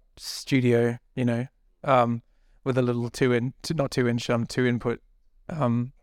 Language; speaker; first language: English; native; English